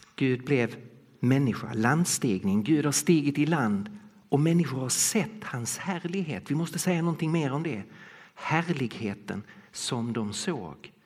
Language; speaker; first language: Swedish; native; Swedish